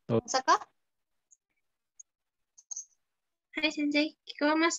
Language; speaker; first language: Japanese; non-native, learner; Indonesian